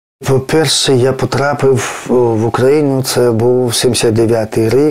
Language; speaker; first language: Ukrainian; non-native, fluent; Georgian